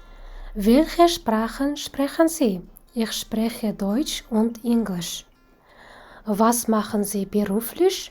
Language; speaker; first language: German; non-native, fluent; Kazakh